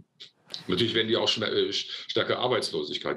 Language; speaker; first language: German; native; German